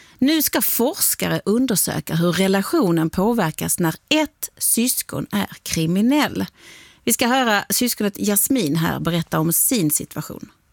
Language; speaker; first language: Swedish; native; Swedish